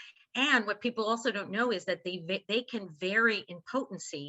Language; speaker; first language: English; native; English